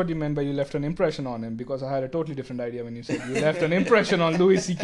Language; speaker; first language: English; non-native, local second language; Tamil